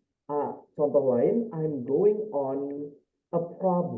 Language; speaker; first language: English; non-native, fluent; Indonesian